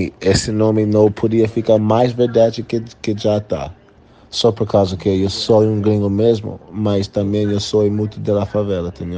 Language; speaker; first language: Portuguese; non-native, learner; English